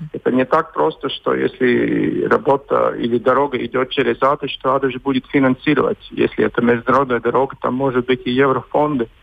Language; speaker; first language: Russian; non-native, local second language; Latvian